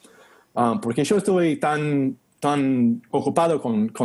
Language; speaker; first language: Spanish; non-native, learner; English